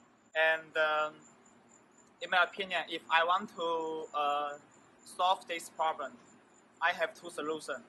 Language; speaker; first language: English; non-native, learner; Chinese